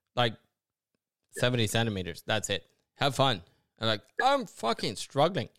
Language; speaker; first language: English; non-native, fluent; Norwegian